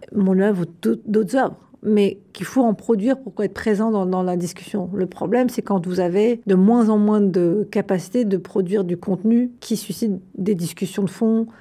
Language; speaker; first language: French; native; French